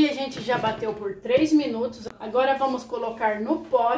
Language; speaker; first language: Portuguese; native; Portuguese